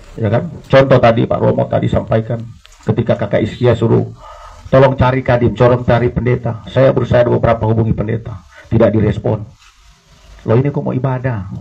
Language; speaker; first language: Indonesian; native; Indonesian